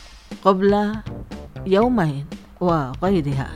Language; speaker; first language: Arabic; non-native, fluent; Indonesian